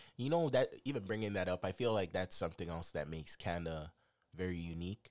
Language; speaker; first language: English; native; English